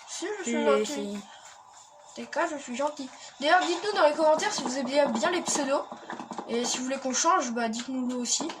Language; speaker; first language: French; native; French